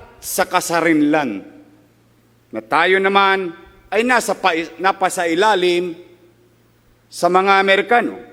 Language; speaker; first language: Filipino; native; Filipino